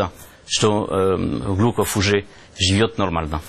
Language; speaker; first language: Russian; non-native, learner; French